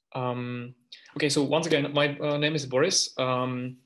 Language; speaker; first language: English; non-native, fluent; Czech